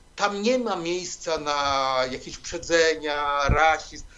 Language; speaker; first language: Polish; native; Polish